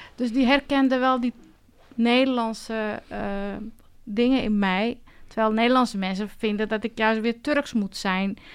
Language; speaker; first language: Dutch; early bilingual, other home language; Turkish